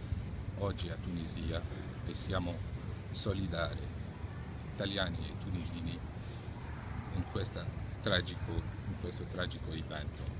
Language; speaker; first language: Italian; non-native, fluent; Arabic